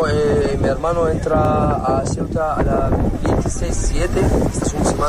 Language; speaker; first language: Spanish; non-native, learner; Arabic